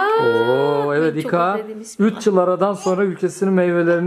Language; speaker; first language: Turkish; native; Turkish